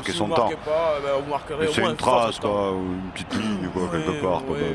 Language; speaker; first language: French; native; French